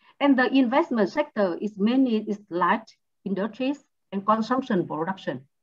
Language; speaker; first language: English; non-native, learner; Vietnamese